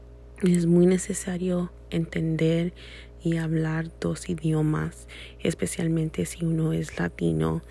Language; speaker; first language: Spanish; early bilingual, heritage; Spanish